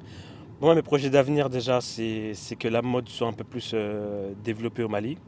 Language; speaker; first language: French; early bilingual, other home language; Bambara